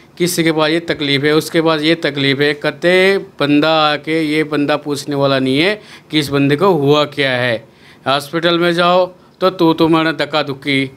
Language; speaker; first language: Hindi; native; Hindi